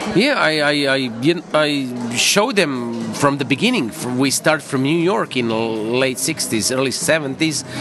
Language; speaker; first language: English; non-native, fluent; Croatian